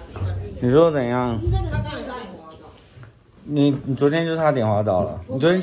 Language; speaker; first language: Chinese; native; Chinese